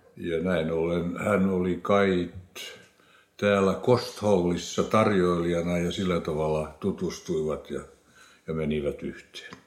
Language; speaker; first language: Finnish; non-native, local second language; Swedish